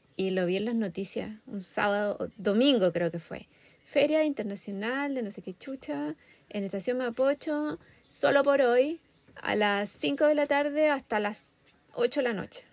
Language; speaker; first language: Spanish; native; Spanish